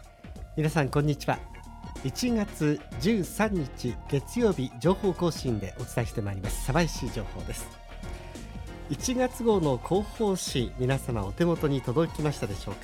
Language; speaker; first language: Japanese; native; Japanese